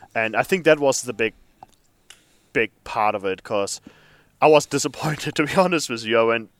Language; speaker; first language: English; non-native, fluent; German